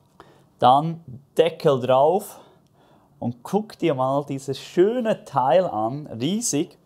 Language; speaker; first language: German; native; German